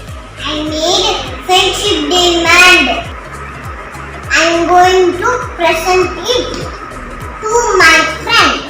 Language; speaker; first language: English; non-native, local second language; Tamil